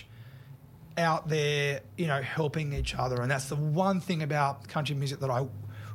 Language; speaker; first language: English; native; English